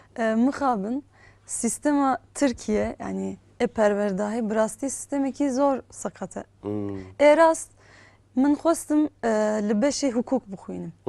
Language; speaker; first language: Kurdish; non-native, local second language; Turkish